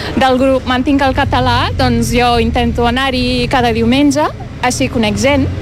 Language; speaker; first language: Catalan; non-native, fluent; Turkish